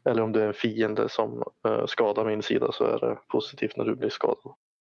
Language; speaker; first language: Swedish; native; Swedish